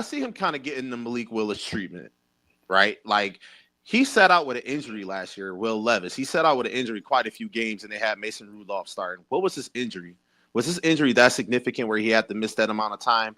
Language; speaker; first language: English; native; English